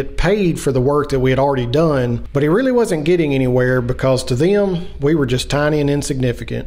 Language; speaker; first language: English; native; English